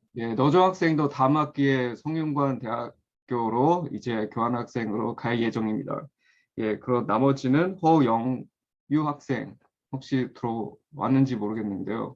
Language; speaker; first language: Korean; non-native, fluent; Chinese